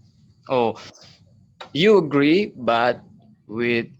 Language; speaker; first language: English; non-native, learner; Indonesian